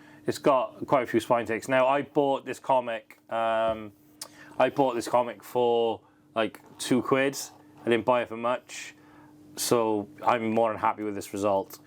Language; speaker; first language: English; native; English